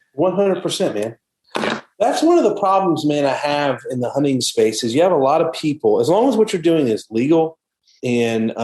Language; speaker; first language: English; native; English